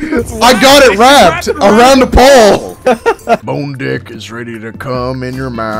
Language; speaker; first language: English; native; English